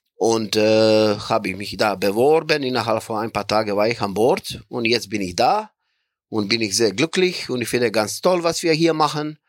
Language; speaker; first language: German; non-native, fluent; Croatian